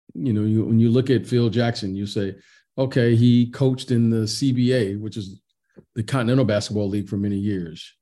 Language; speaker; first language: English; native; English